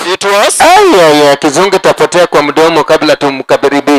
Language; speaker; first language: Swahili; non-native, local second language; Luo (Kenya and Tanzania)